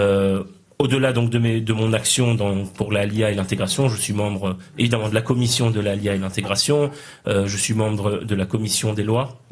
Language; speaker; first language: French; native; French